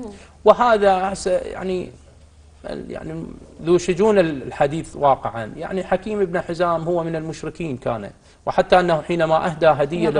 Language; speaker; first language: Arabic; native; Arabic